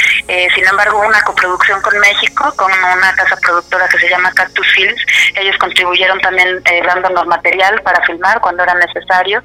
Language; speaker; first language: Spanish; native; Spanish